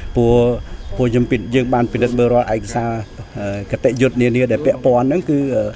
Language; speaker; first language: Khmer; native; Khmer